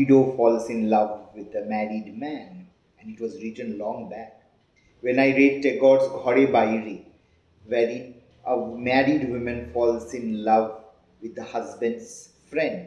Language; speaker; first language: English; non-native, local second language; Hindi